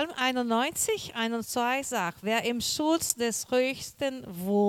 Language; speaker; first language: German; non-native, learner; Portuguese